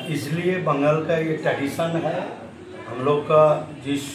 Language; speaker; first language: Hindi; non-native, local second language; Bangla